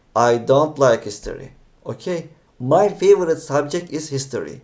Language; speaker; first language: English; non-native, fluent; Turkish